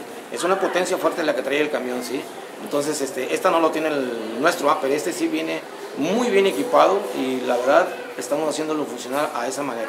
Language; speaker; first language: Spanish; native; Spanish